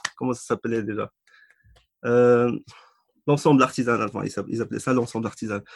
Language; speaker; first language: French; non-native, local second language; Arabic